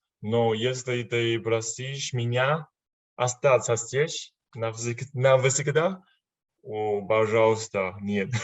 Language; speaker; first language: Russian; non-native, learner; Chinese